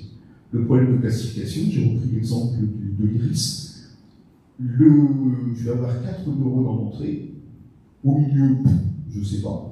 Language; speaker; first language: French; native; French